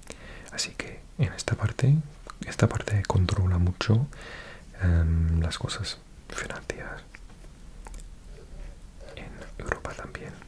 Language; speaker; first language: Spanish; non-native, fluent; English